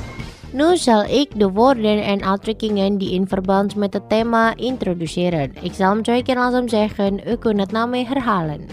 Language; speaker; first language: Dutch; non-native, fluent; Indonesian